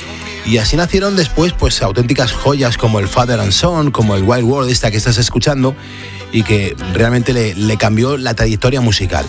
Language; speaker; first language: Spanish; native; Spanish